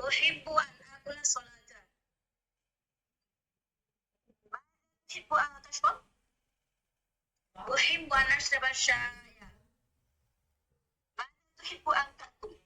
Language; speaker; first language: Arabic; non-native, learner; Bangla